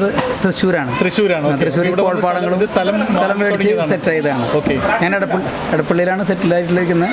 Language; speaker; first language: Malayalam; native; Malayalam